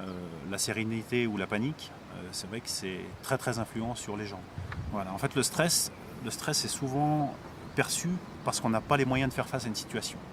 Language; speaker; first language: French; native; French